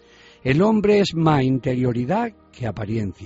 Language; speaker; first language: Spanish; native; Spanish